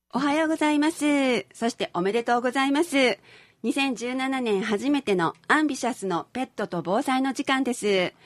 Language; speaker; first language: Japanese; native; Japanese